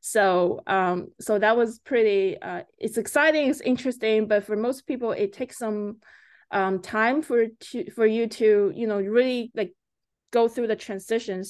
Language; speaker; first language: English; early bilingual, other home language; Chinese